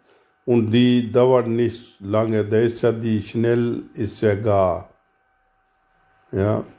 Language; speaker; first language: German; non-native, learner; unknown